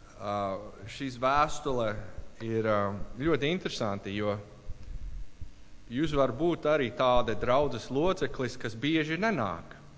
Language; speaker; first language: Latvian; non-native, learner; English